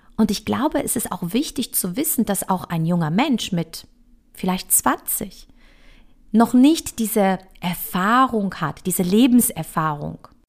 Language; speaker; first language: German; early bilingual, other home language; Polish